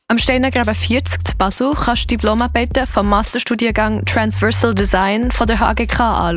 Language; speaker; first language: German; native; German